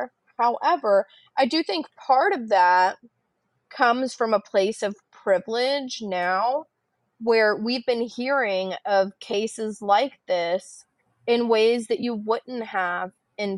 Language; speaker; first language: English; native; English